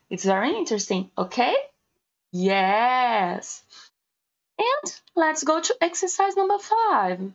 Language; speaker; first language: English; non-native, learner; Portuguese